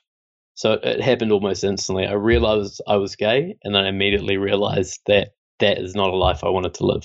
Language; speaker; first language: English; native; English